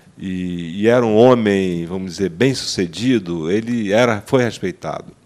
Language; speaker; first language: Portuguese; native; Portuguese